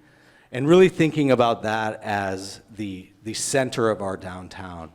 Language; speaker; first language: English; native; English